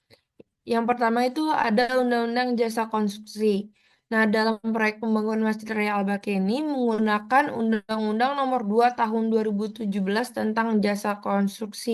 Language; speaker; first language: Indonesian; native; Indonesian